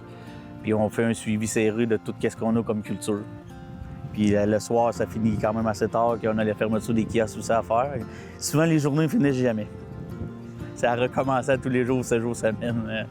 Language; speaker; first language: French; native; French